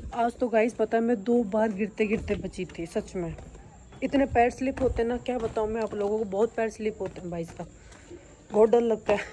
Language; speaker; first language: Hindi; native; Hindi